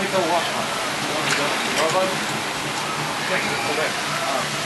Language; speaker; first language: Hebrew; native; Hebrew